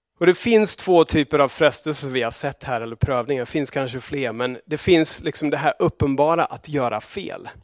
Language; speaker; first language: Swedish; non-native, fluent; English